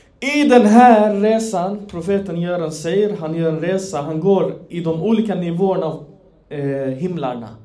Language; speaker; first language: Swedish; non-native, fluent; Persian